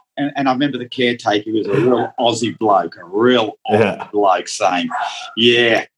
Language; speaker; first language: English; non-native, local second language; Dutch